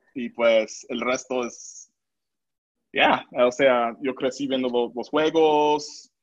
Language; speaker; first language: Spanish; non-native, local second language; English